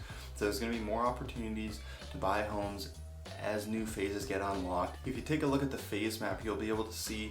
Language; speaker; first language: English; native; English